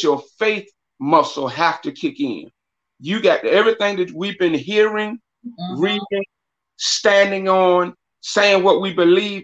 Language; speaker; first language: English; native; English